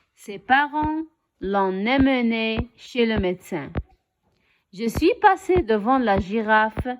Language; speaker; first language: French; non-native, local second language; Arabic